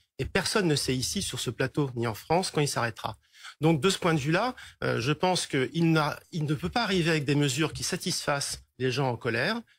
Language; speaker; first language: French; native; French